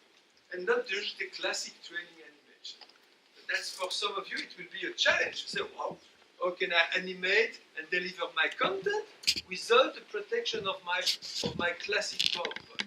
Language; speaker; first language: English; non-native, fluent; French